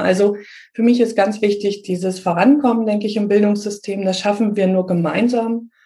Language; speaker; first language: German; native; German